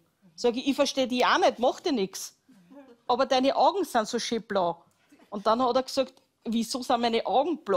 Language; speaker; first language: German; native; German